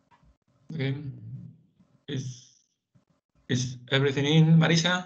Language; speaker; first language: English; non-native, fluent; Spanish